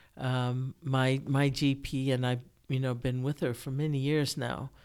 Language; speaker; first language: English; early bilingual, other home language; Japanese